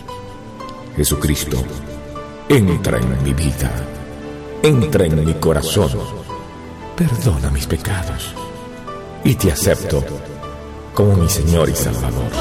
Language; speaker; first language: Spanish; native; Spanish